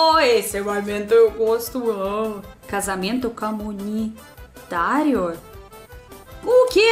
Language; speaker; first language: Portuguese; non-native, learner; Russian